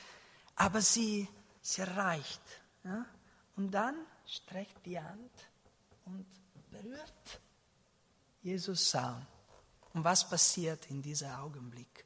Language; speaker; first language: German; non-native, learner; Italian